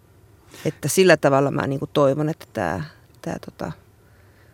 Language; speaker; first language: Finnish; native; Finnish